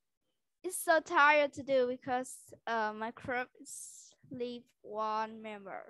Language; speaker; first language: English; non-native, learner; Vietnamese